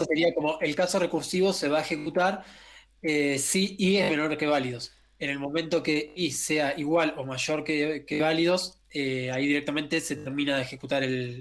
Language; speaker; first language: Spanish; native; Spanish